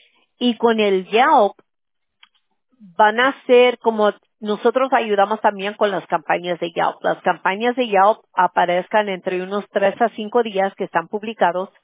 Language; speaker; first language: Spanish; early bilingual, other home language; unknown